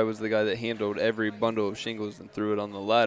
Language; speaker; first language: English; native; English